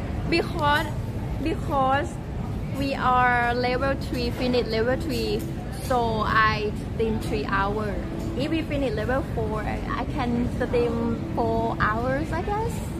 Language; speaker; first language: English; non-native, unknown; Thai